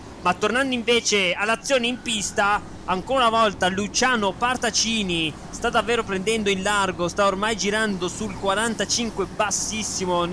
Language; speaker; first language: Italian; native; Italian